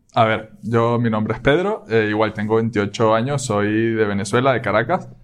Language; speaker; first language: Spanish; native; Spanish